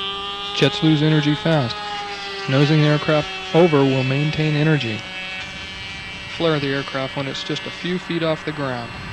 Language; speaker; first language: English; native; English